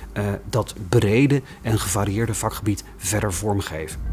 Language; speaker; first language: Dutch; native; Dutch